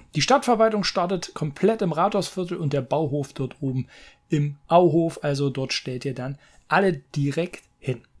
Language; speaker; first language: German; native; German